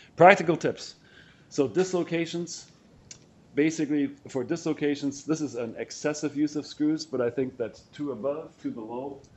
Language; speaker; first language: English; non-native, fluent; German